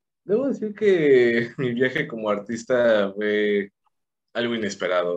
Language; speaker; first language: Spanish; native; Spanish